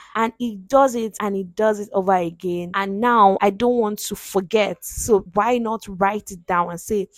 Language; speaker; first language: English; non-native, local second language; Yoruba